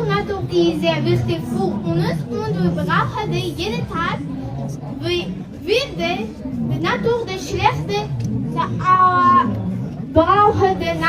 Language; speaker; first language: German; non-native, learner; Uzbek